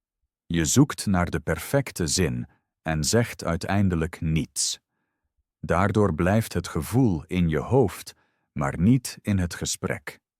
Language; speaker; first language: Dutch; non-native, fluent; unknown